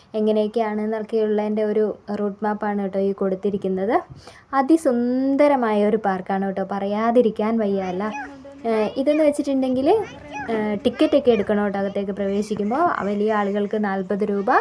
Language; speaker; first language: Malayalam; native; Malayalam